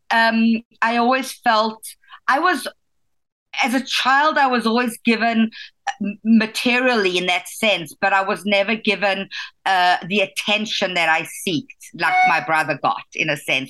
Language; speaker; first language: English; native; English